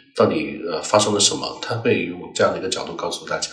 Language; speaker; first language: Chinese; non-native, local second language; Cantonese